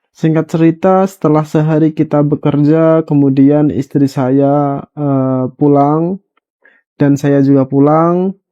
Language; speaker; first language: Indonesian; native; Indonesian